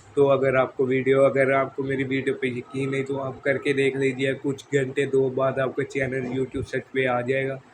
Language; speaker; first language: Urdu; non-native, local second language; Punjabi